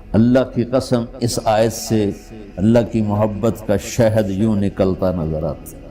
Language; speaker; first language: Urdu; non-native, local second language; Punjabi